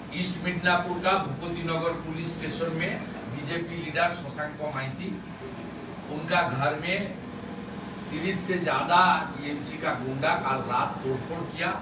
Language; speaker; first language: Hindi; non-native, local second language; Bangla